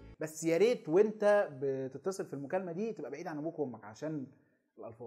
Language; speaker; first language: Arabic; native; Arabic